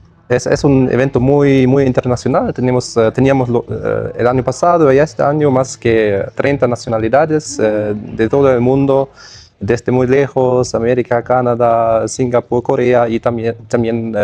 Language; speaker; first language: Spanish; non-native, fluent; German